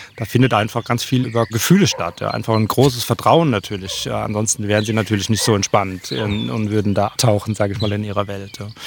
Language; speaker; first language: German; native; German